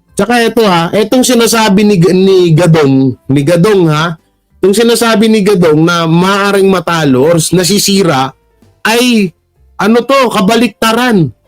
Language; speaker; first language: Filipino; non-native, local second language; Hiligaynon